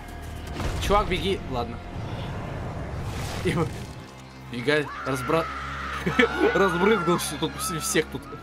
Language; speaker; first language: Russian; native; Russian